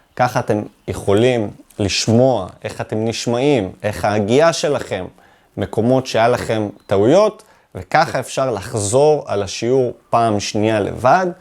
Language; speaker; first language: Hebrew; native; Hebrew